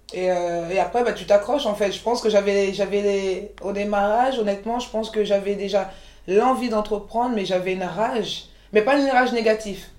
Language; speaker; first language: French; early bilingual, other home language; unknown